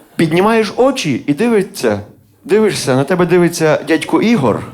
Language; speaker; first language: Ukrainian; native; Ukrainian